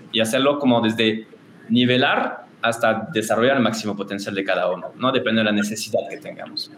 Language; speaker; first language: Spanish; non-native, fluent; French